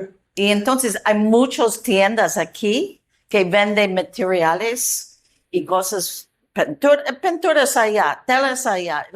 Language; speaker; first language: Spanish; non-native, learner; English